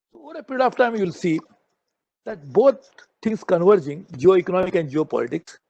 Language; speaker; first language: English; non-native, local second language; Marathi